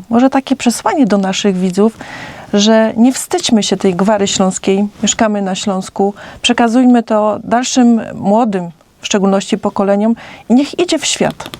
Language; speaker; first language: Polish; native; Polish